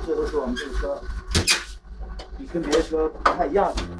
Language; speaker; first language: Chinese; native; Chinese